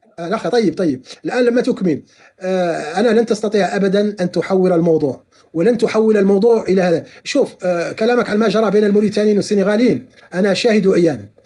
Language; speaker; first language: Arabic; native; Arabic